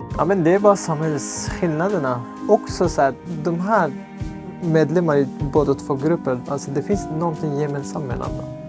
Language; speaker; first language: Swedish; non-native, fluent; Persian